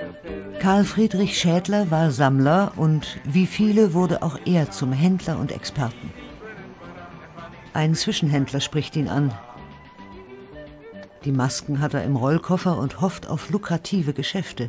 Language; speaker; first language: German; native; German